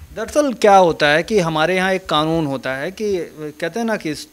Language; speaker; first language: Hindi; native; Hindi